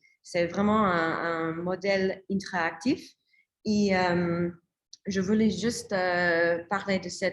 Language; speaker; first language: French; non-native, learner; English